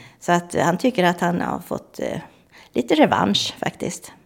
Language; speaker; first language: Swedish; native; Swedish